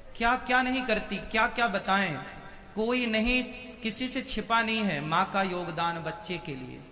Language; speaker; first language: Hindi; native; Hindi